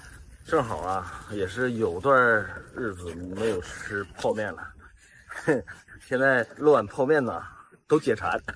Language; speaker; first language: Chinese; native; Chinese